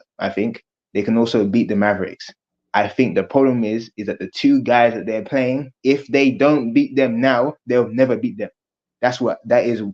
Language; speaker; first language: English; native; English